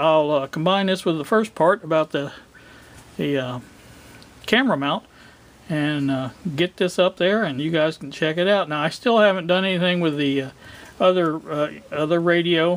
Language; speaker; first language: English; native; English